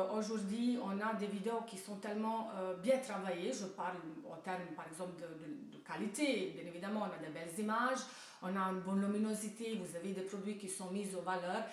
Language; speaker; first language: French; non-native, fluent; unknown